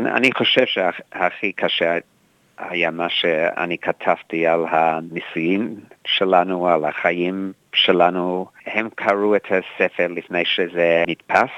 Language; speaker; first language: Hebrew; non-native, fluent; English